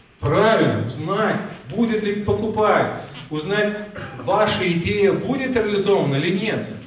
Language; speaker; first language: Russian; non-native, fluent; Lithuanian